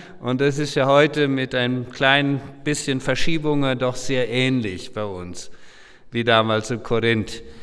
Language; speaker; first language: German; non-native, local second language; Low German